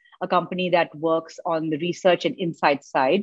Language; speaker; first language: English; non-native, local second language; Urdu